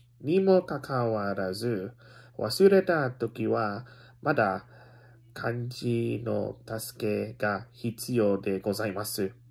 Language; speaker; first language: Japanese; non-native, learner; Filipino